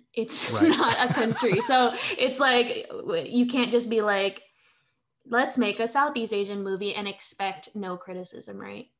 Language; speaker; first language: English; early bilingual, other home language; Vietnamese